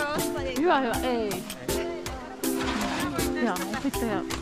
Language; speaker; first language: Finnish; non-native, learner; Turkish